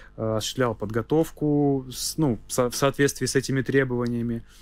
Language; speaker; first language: Russian; non-native, local second language; Armenian